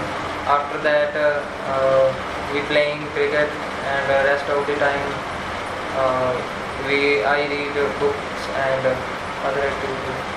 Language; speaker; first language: English; non-native, learner; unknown